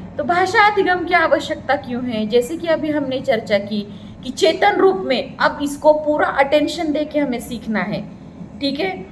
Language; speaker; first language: Hindi; non-native, local second language; Marathi